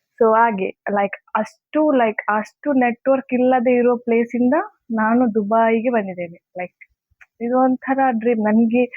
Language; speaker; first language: Kannada; native; Kannada